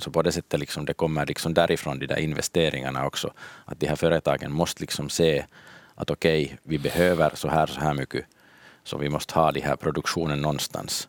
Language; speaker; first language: Swedish; native; Swedish